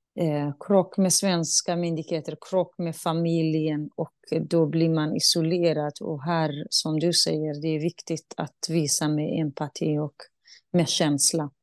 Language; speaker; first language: Swedish; non-native, fluent; Central Kurdish